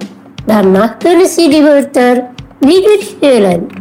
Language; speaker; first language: German; non-native, learner; Indonesian